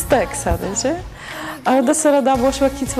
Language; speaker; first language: Turkish; non-native, learner; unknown